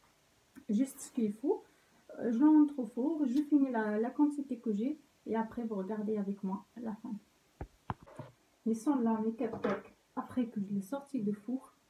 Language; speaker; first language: French; non-native, local second language; Arabic